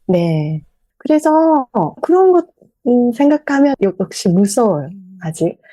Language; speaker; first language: Korean; non-native, fluent; Japanese